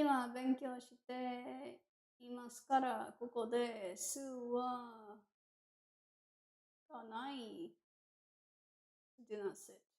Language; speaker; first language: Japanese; non-native, learner; English